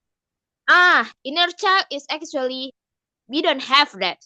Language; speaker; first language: English; non-native, learner; Indonesian